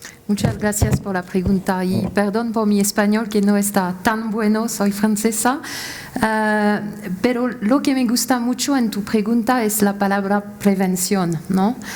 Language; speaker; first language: Spanish; non-native, fluent; French